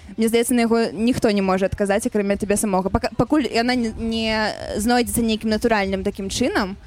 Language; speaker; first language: Belarusian; non-native, local second language; Russian